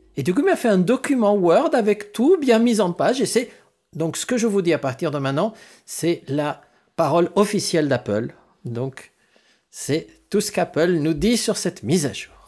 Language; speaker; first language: French; non-native, fluent; Spanish